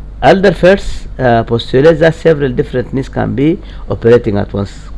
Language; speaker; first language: English; non-native, fluent; Arabic